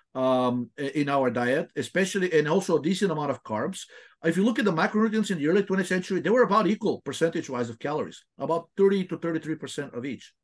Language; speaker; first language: English; non-native, fluent; Bulgarian